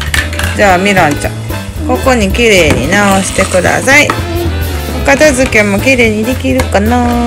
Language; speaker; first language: Japanese; native; Japanese